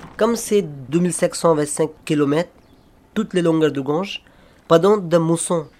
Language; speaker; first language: French; non-native, learner; Hindi